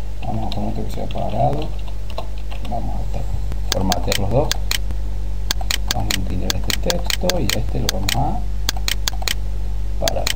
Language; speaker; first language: Spanish; native; Spanish